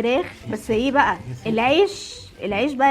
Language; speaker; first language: Arabic; native; Arabic